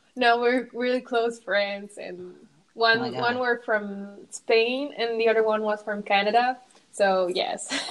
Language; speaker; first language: English; non-native, fluent; Arabic